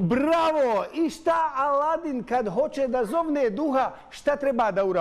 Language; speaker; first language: Bosnian; native; Bosnian